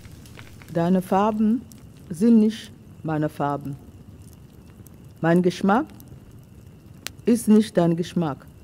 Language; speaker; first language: German; non-native, fluent; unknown